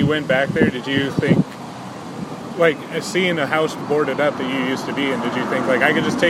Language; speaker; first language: English; native; English